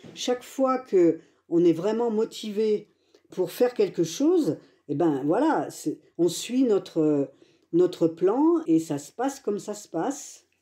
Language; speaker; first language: French; native; French